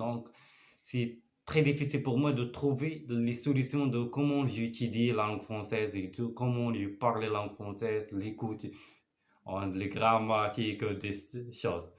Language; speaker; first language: French; non-native, learner; Arabic